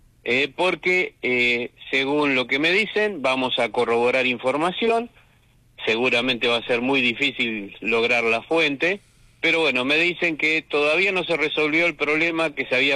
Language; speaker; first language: Spanish; native; Spanish